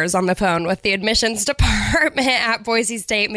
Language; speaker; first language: English; native; English